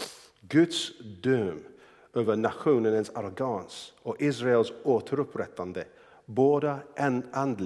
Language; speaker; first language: Swedish; non-native, fluent; English